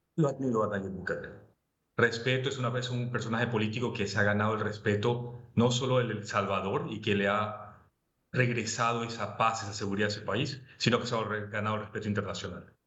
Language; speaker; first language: Spanish; native; Spanish